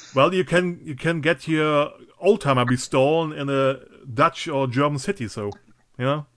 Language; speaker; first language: English; non-native, fluent; German